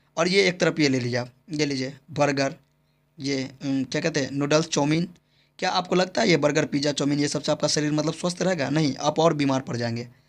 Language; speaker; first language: Hindi; native; Hindi